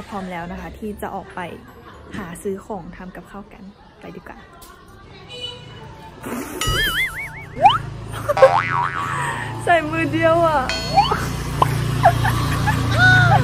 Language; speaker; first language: Thai; native; Thai